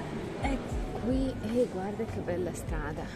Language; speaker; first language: Italian; non-native, learner; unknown